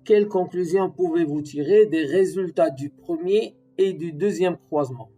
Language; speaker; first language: French; non-native, local second language; Arabic